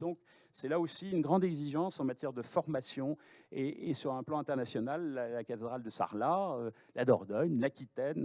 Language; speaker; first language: French; native; French